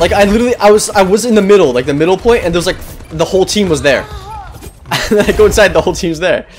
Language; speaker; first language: English; native; English